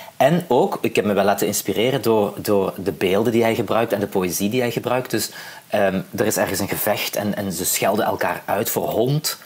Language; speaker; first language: Dutch; native; Dutch